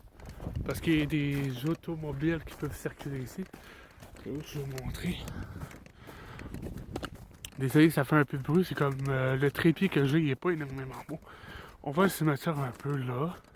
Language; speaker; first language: French; native; French